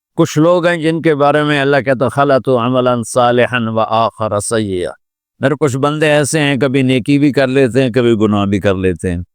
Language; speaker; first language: Urdu; non-native, local second language; Punjabi